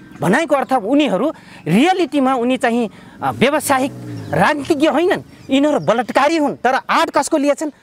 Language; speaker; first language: Nepali; non-native, local second language; Rana Tharu